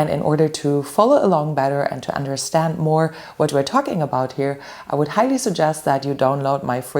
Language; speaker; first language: English; non-native, fluent; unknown